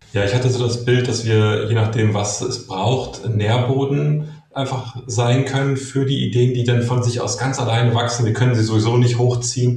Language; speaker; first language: German; native; German